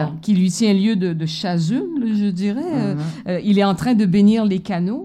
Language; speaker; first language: French; native; French